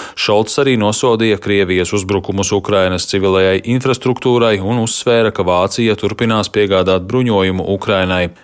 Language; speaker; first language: Latvian; native; Latvian